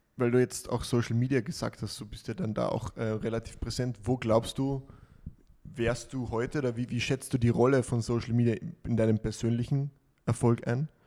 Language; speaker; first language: German; native; German